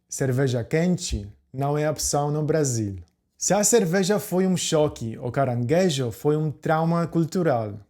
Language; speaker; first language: Portuguese; non-native, fluent; Polish